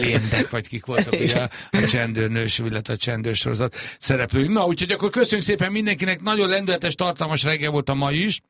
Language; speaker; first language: Hungarian; native; Hungarian